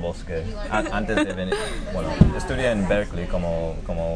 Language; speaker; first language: Spanish; non-native, fluent; English